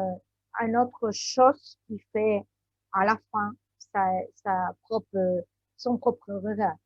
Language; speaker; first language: French; non-native, learner; Spanish